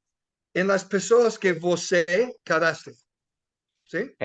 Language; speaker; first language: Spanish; non-native, fluent; English